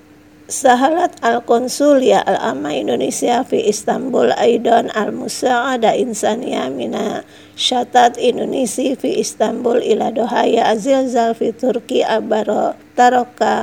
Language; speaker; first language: Arabic; non-native, fluent; Indonesian